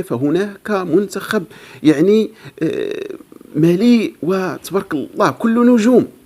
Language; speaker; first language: Arabic; native; Arabic